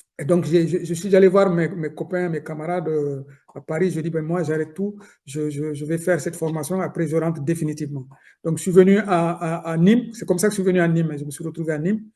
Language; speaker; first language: French; non-native, local second language; Soninke